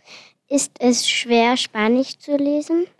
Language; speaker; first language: German; non-native, learner; Finnish